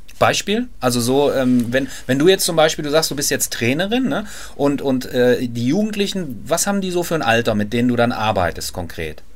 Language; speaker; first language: German; native; German